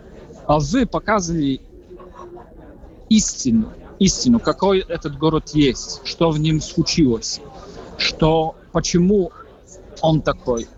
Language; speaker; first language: Russian; non-native, fluent; Polish